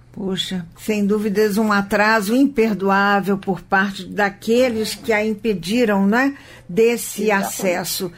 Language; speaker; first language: Portuguese; native; Portuguese